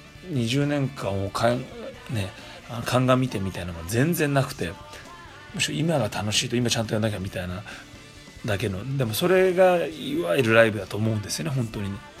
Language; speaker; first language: Japanese; native; Japanese